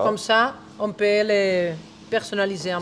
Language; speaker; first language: French; non-native, fluent; Spanish